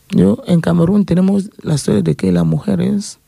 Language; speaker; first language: Spanish; non-native, fluent; French